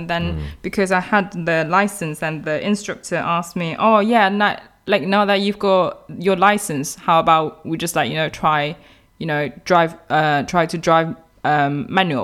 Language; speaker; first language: English; non-native, fluent; Chinese